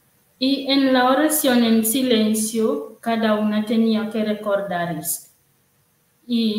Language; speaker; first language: Spanish; non-native, learner; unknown